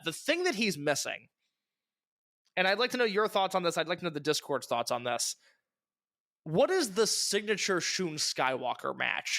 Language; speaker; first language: English; native; English